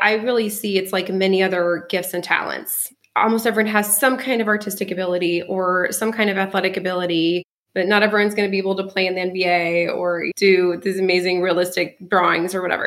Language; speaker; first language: English; early bilingual, other home language; French